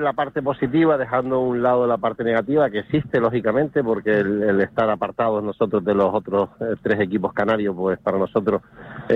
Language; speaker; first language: Spanish; native; Spanish